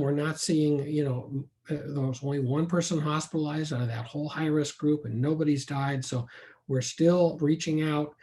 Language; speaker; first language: English; native; English